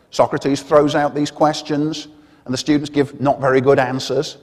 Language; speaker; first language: English; native; English